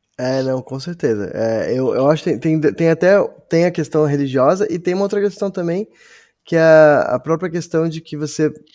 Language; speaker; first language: Portuguese; native; Portuguese